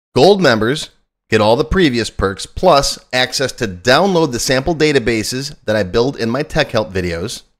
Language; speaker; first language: English; native; English